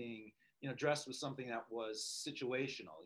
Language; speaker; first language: English; native; English